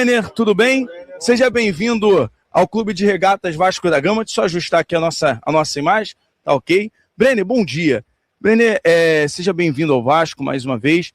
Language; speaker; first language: Portuguese; native; Portuguese